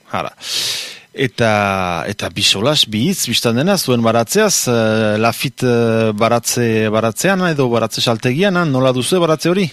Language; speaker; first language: Basque; native; Basque